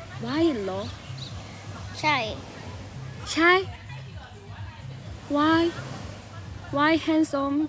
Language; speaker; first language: English; non-native, learner; Korean